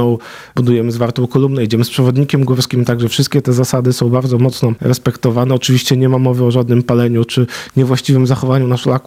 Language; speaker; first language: Polish; native; Polish